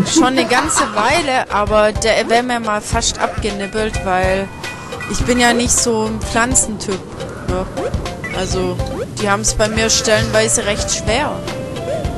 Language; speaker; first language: German; native; German